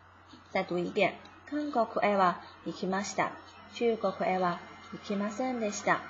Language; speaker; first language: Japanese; non-native, fluent; Chinese